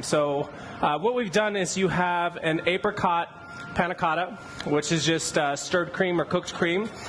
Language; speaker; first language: English; native; English